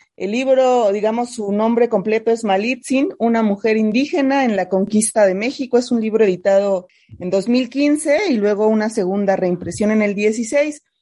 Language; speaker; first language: Spanish; native; Spanish